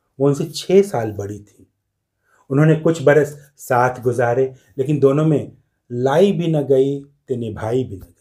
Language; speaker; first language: Hindi; native; Hindi